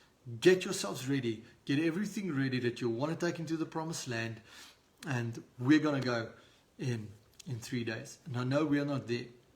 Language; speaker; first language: English; non-native, local second language; Afrikaans